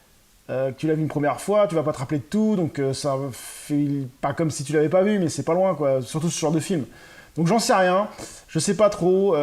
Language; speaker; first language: French; native; French